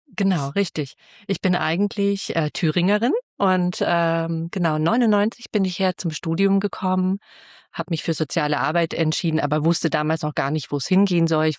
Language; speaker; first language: German; native; German